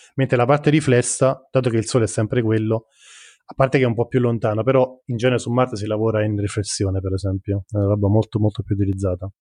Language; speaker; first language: Italian; native; Italian